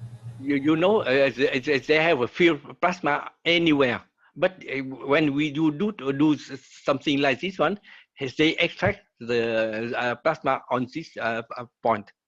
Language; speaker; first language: English; non-native, learner; Vietnamese